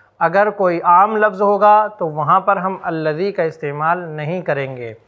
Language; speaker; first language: Urdu; native; Urdu